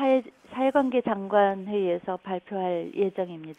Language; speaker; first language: Korean; native; Korean